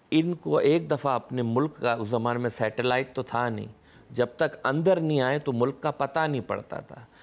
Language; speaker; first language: Urdu; non-native, local second language; Sindhi